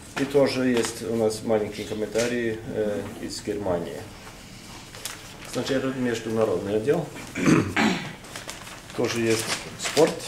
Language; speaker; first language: Russian; non-native, fluent; Norwegian